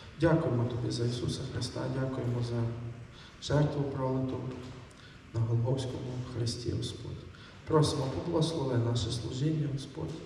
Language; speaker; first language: Ukrainian; native; Ukrainian